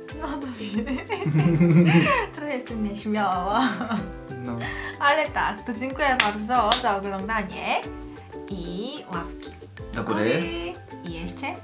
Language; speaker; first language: Polish; non-native, learner; Korean